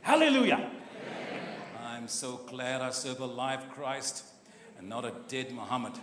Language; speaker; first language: English; non-native, local second language; Afrikaans